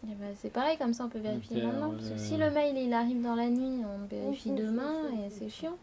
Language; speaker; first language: French; native; French